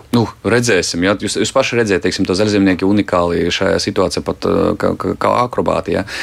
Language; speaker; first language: Latvian; non-native, local second language; Russian